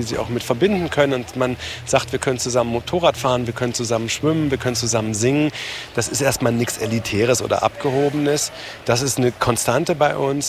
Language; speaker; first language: German; native; German